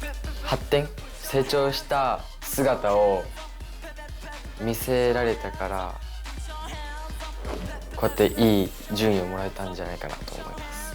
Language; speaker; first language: Japanese; native; Japanese